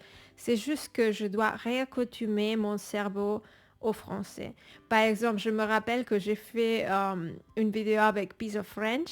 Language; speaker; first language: French; non-native, fluent; Spanish